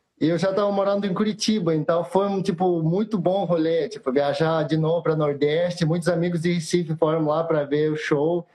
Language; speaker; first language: Portuguese; non-native, fluent; Russian